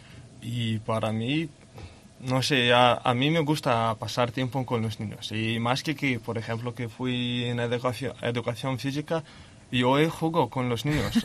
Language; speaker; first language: Spanish; non-native, learner; Lithuanian